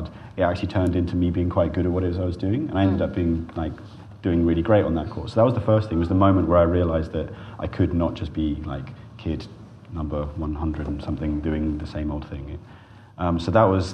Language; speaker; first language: English; native; English